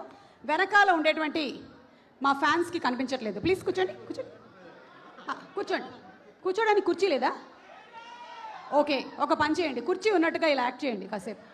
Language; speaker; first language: Telugu; native; Telugu